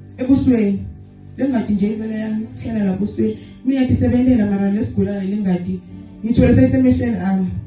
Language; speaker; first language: Zulu; non-native, local second language; Swati